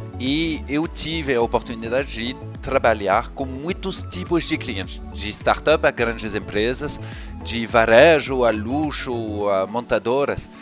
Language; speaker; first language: Portuguese; non-native, fluent; French